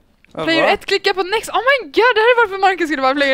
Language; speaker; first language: Swedish; native; Swedish